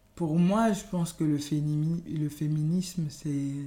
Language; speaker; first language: French; non-native, local second language; Yoruba